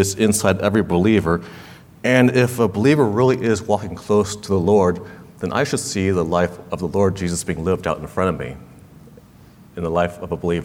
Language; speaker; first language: English; native; English